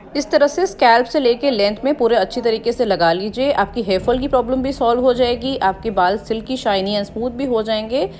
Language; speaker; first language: Hindi; native; Hindi